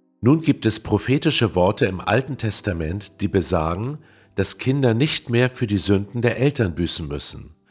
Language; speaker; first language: German; native; German